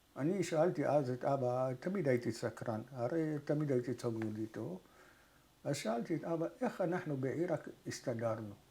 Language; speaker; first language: Hebrew; early bilingual, other home language; Arabic